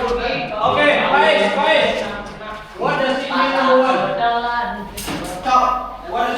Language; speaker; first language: English; non-native, fluent; Indonesian